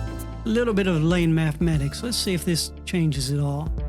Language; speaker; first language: English; native; English